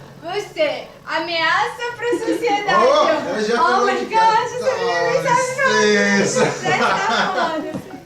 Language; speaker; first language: Portuguese; non-native, local second language; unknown